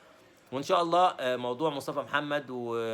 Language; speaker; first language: Arabic; native; Arabic